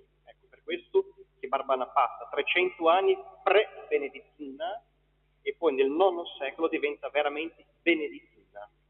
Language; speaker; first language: Italian; non-native, fluent; Portuguese